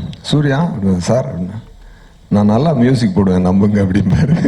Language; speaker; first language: Tamil; native; Tamil